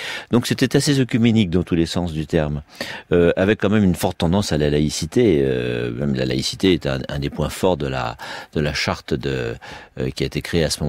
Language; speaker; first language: French; native; French